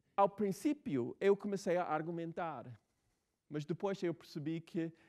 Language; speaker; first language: Portuguese; non-native, fluent; English